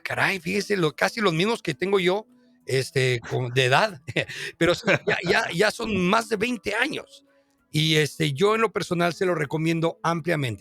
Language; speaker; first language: Spanish; native; Spanish